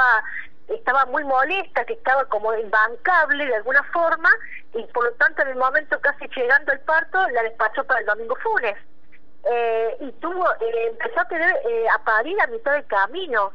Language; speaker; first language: Spanish; native; Spanish